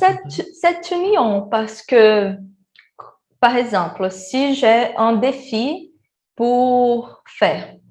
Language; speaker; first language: French; non-native, learner; Portuguese